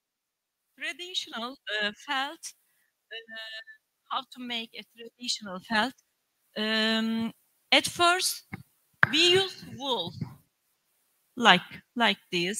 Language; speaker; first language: English; non-native, learner; Turkish